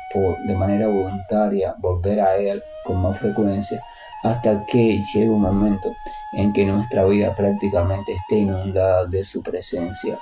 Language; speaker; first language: Spanish; native; Spanish